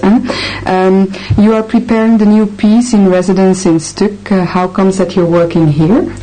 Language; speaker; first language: English; non-native, fluent; Dutch